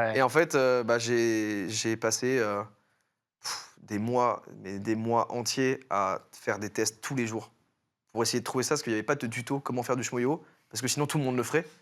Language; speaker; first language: French; native; French